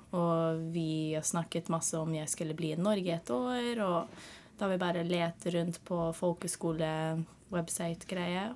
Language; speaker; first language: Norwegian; early bilingual, heritage; Norwegian